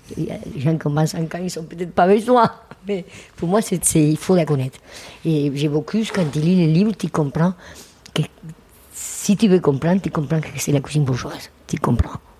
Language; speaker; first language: French; non-native, fluent; Spanish